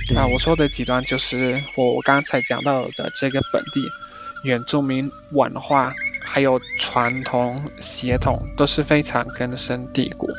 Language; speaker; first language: Chinese; non-native, fluent; Spanish